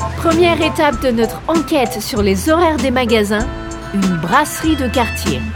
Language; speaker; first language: French; native; French